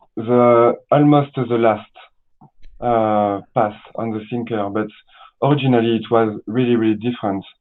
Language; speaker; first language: English; non-native, learner; French